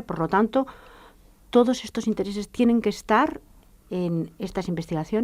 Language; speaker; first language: Spanish; native; Spanish